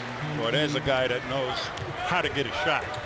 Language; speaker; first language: English; native; English